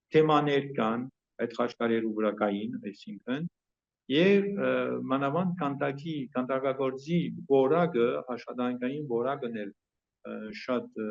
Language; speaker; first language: Armenian; early bilingual, heritage; Armenian